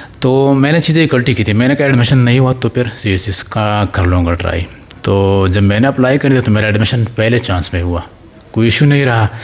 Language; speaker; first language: Urdu; non-native, local second language; Pashto